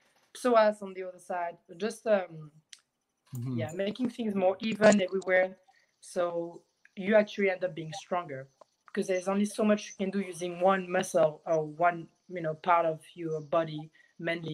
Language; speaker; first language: English; non-native, fluent; French